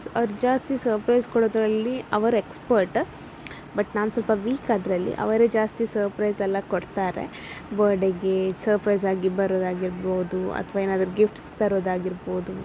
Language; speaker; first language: Kannada; non-native, local second language; Tulu